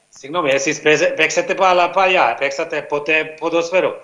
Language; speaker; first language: Greek; non-native, learner; Hungarian